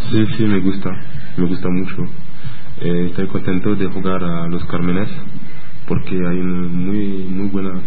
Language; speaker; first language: Spanish; non-native, learner; French